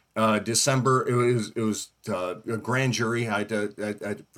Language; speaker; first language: English; native; English